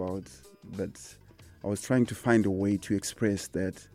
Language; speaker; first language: English; non-native, local second language; Shona